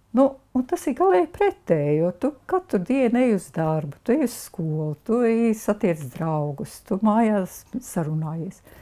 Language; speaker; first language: Latvian; native; Latvian